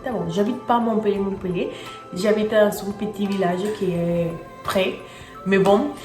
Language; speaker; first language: French; non-native, fluent; Spanish